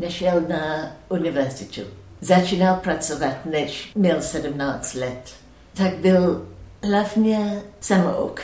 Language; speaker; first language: Czech; non-native, fluent; English